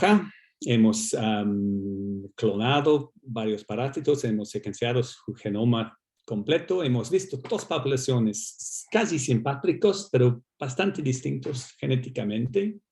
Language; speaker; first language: Spanish; non-native, fluent; English